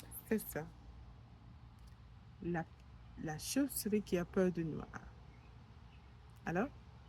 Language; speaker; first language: French; non-native, learner; English